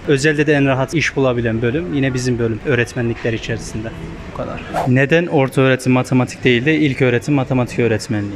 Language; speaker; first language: Turkish; native; Turkish